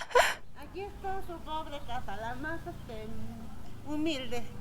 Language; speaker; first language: Spanish; native; Spanish